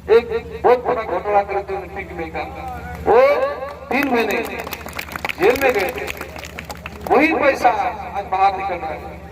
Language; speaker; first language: Hindi; non-native, local second language; Marathi